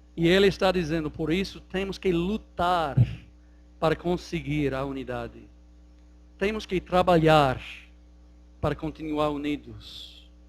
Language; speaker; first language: Portuguese; non-native, fluent; English